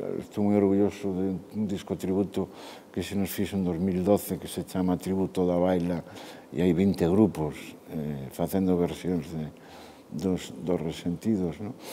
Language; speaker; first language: Galician; non-native, local second language; Spanish